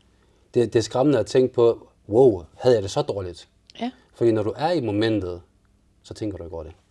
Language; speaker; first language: Danish; native; Danish